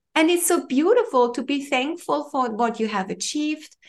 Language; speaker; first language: English; non-native, fluent; German